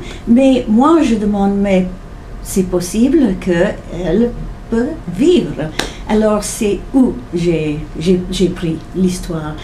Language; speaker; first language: French; non-native, fluent; English